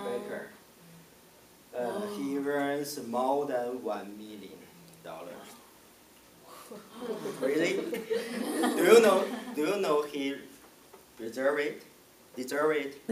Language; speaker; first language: English; non-native, learner; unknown